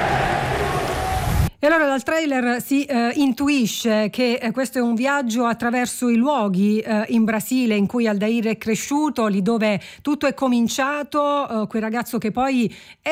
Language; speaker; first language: Italian; native; Italian